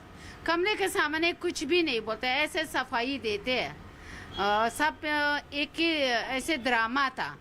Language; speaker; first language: Hindi; non-native, learner; Persian